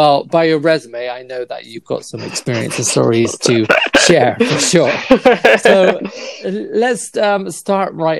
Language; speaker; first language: English; native; English